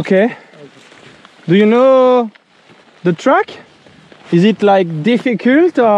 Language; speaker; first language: English; non-native, learner; French